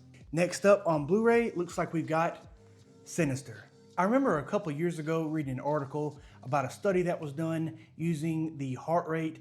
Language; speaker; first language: English; native; English